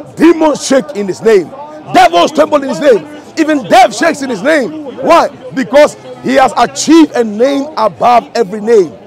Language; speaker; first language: English; non-native, local second language; Ga